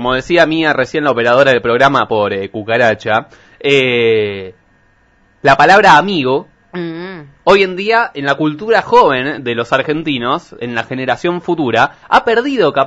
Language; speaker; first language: Spanish; native; Spanish